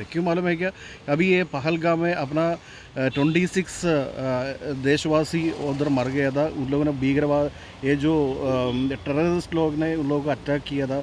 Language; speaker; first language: Hindi; non-native, local second language; Malayalam